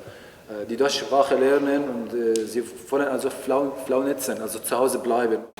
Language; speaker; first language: German; non-native, fluent; Arabic